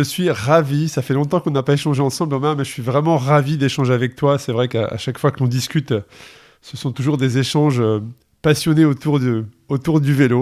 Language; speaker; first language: French; native; French